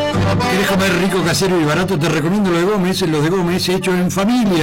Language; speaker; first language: Spanish; native; Spanish